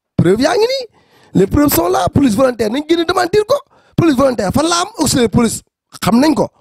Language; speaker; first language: Wolof; native; Wolof